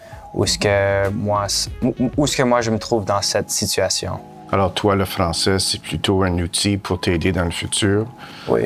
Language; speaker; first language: French; native; French